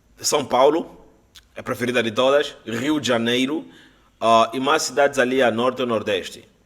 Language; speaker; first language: Portuguese; native; Portuguese